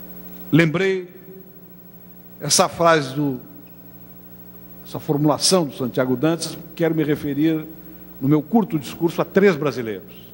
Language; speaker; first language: Portuguese; native; Portuguese